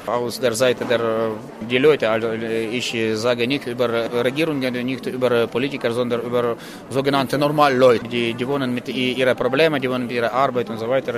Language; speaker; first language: German; non-native, learner; Ukrainian